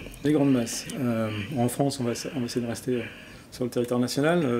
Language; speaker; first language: French; native; French